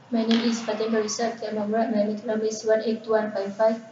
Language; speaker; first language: English; non-native, local second language; Malay